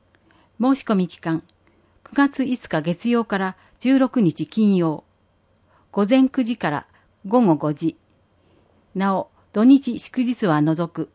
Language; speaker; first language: Japanese; native; Japanese